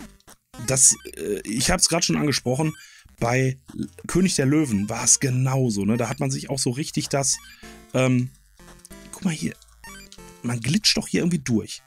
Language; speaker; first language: German; native; German